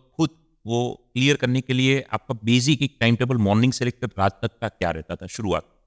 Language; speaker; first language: Hindi; non-native, local second language; Gujarati